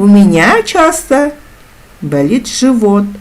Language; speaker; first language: Russian; non-native, local second language; Kazakh